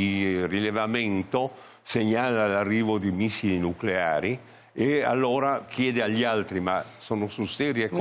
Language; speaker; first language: Italian; native; Italian